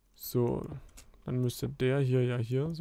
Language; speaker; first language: German; native; German